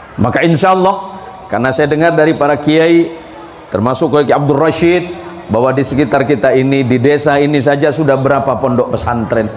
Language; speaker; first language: Indonesian; non-native, local second language; Madurese